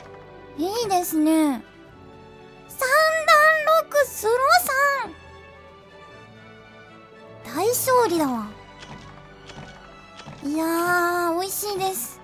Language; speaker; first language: Japanese; native; Japanese